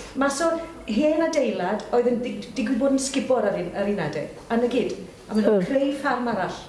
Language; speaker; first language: Welsh; native; Welsh